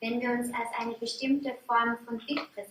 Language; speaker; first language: German; native; German